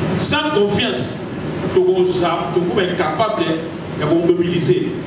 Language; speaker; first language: French; non-native, local second language; Lingala